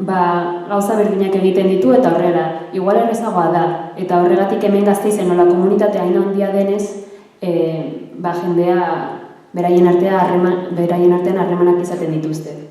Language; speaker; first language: Basque; early bilingual, other home language; Arabic